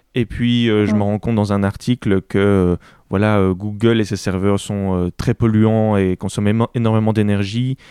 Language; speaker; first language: French; native; French